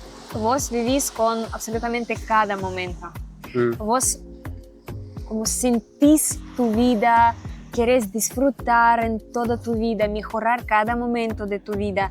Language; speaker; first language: Spanish; non-native, learner; Russian